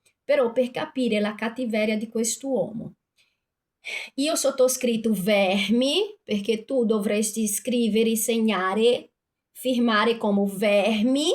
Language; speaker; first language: Italian; non-native, fluent; Portuguese